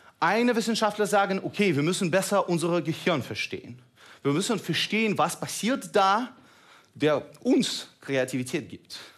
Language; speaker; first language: German; non-native, fluent; Russian